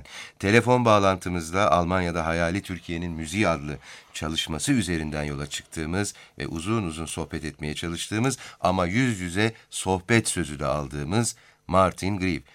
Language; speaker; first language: Turkish; native; Turkish